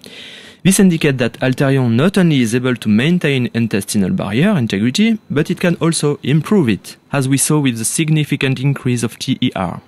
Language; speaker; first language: English; non-native, fluent; French